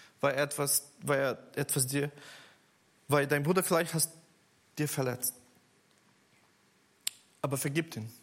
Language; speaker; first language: German; non-native, learner; Portuguese